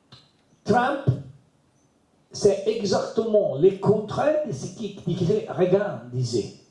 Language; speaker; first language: French; non-native, learner; Italian